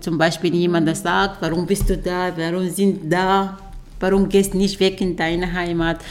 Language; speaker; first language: German; non-native, learner; Arabic